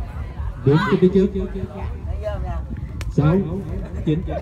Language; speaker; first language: Vietnamese; native; Vietnamese